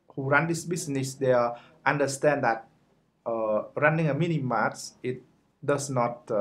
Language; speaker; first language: English; non-native, learner; Khmer